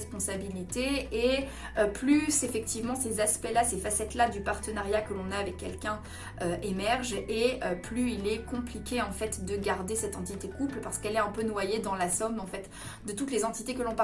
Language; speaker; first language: French; native; French